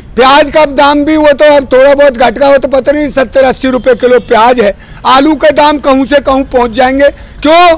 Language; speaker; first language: Hindi; native; Hindi